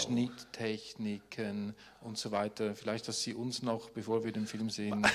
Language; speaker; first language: German; native; German